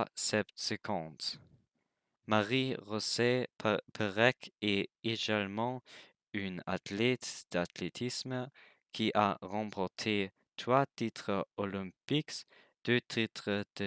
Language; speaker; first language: French; non-native, learner; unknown